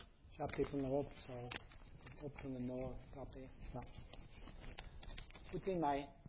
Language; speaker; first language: Romanian; non-native, learner; English